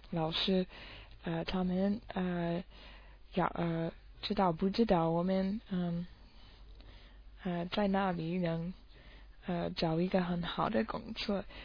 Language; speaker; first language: Chinese; non-native, learner; English